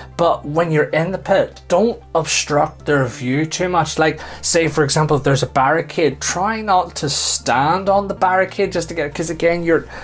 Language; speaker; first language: English; native; English